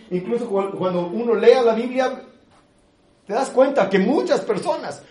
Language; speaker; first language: Spanish; early bilingual, other home language; English